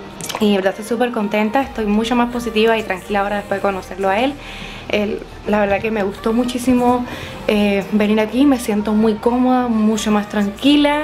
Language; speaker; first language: Spanish; native; Spanish